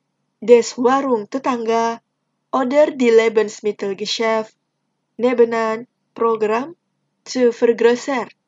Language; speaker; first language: German; non-native, fluent; Indonesian